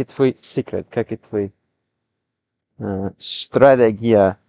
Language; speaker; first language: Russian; non-native, learner; English